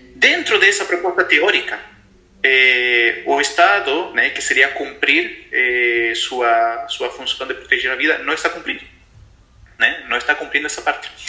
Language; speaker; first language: Portuguese; non-native, fluent; Spanish